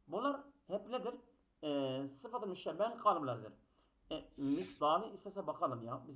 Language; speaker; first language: Turkish; native; Turkish